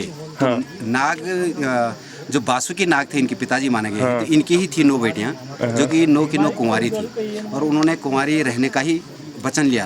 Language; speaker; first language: Hindi; native; Hindi